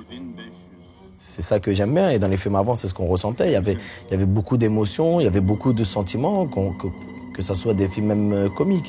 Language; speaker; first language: French; early bilingual, other home language; Turkish